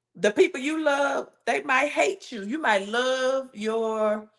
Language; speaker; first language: English; native; English